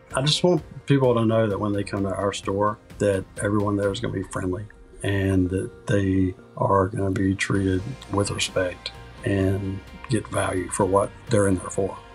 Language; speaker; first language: English; native; English